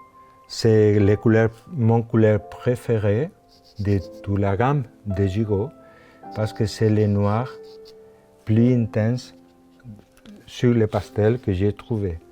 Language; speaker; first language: French; non-native, fluent; Spanish